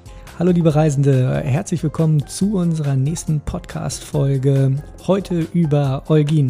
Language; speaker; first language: German; native; German